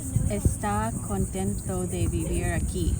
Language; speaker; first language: Spanish; non-native, learner; Lao